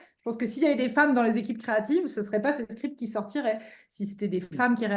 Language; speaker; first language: French; native; French